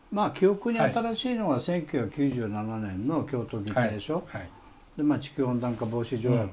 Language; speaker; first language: Japanese; native; Japanese